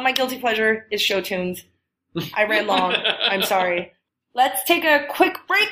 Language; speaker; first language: English; non-native, fluent; Chinese